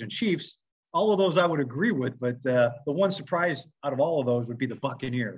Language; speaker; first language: English; native; English